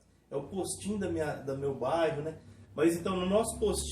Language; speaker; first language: Portuguese; native; Portuguese